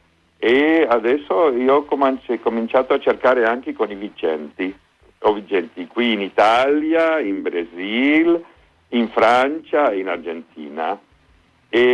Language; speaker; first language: Italian; non-native, fluent; Spanish